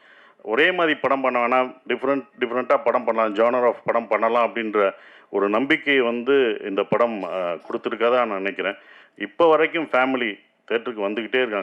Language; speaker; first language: Tamil; native; Tamil